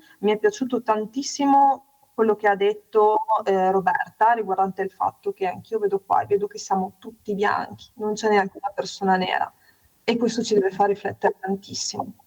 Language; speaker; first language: Italian; native; Italian